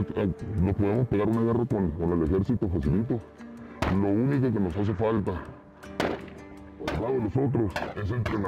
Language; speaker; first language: Spanish; native; Spanish